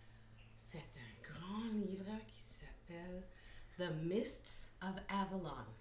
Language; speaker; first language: French; non-native, fluent; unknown